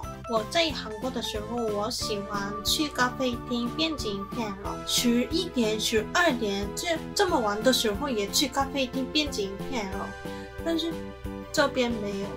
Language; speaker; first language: Chinese; non-native, learner; Korean